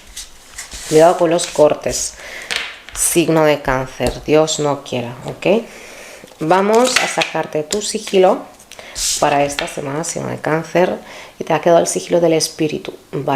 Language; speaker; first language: Spanish; native; Spanish